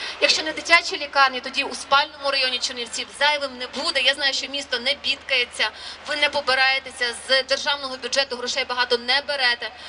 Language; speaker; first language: Ukrainian; native; Ukrainian